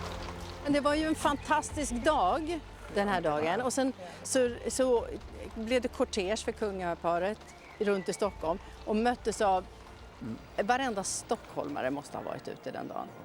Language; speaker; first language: Swedish; native; Swedish